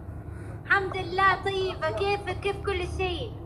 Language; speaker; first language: Arabic; native; Arabic